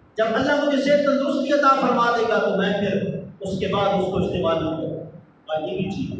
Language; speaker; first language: Urdu; native; Urdu